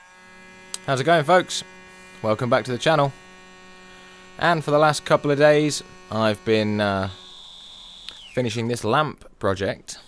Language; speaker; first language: English; native; English